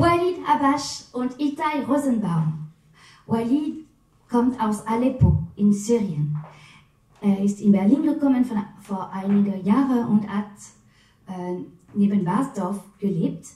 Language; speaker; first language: German; non-native, fluent; French